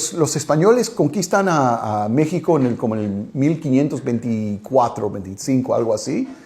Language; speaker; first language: Spanish; non-native, fluent; English